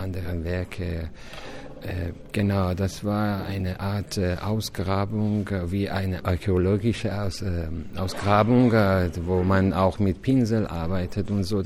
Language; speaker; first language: German; non-native, fluent; Persian